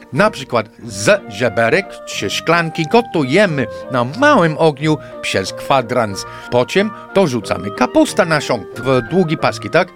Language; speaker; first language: Polish; non-native, fluent; English